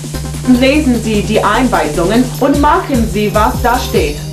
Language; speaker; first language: German; non-native, learner; English